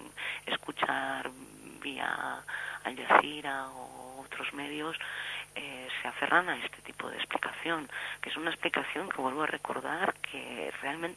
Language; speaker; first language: Spanish; native; Spanish